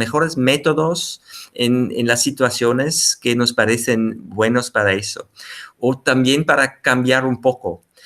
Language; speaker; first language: Spanish; non-native, fluent; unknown